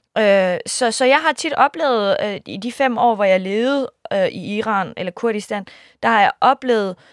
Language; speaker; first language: Danish; early bilingual, other home language; Kurdish